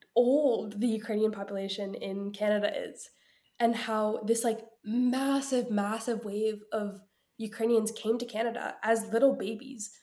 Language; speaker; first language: English; early bilingual, other home language; Ukrainian